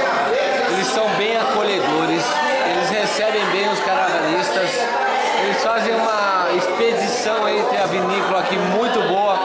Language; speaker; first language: Portuguese; non-native, learner; Spanish